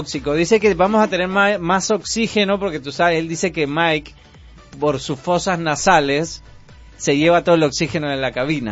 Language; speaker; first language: Spanish; native; Spanish